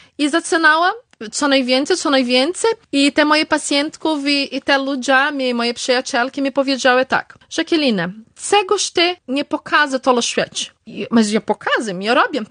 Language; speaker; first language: Polish; early bilingual, heritage; Portuguese